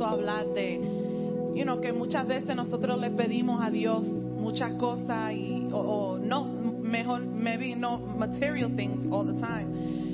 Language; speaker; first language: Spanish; early bilingual, heritage; Spanish